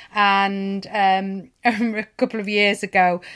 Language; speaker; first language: English; native; English